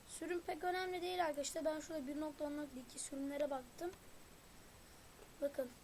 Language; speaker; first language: Turkish; native; Turkish